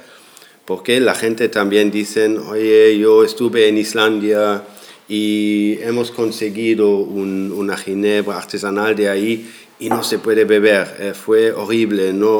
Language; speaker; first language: Spanish; non-native, fluent; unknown